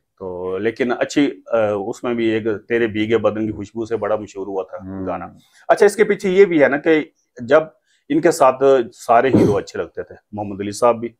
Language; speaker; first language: Urdu; native; Urdu